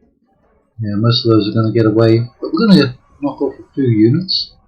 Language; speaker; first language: English; native; English